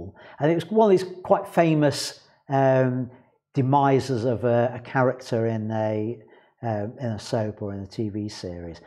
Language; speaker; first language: English; native; English